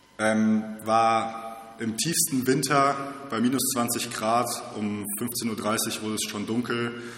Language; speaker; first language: German; early bilingual, other home language; Russian